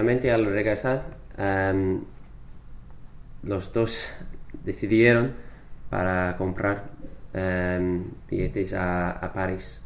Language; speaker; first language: Spanish; non-native, fluent; English